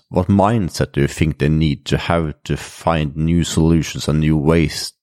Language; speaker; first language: English; non-native, fluent; Norwegian